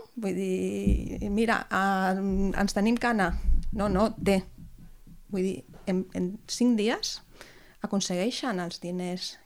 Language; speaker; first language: Catalan; non-native, local second language; Spanish